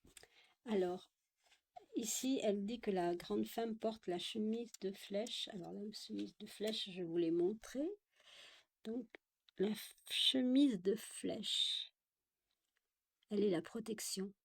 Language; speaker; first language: French; native; French